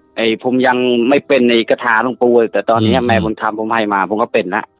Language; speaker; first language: Thai; non-native, fluent; Khmer